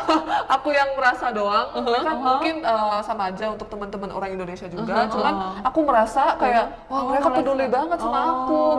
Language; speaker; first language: Indonesian; early bilingual, other home language; Korean